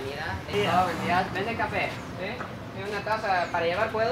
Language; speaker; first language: Spanish; non-native, fluent; Japanese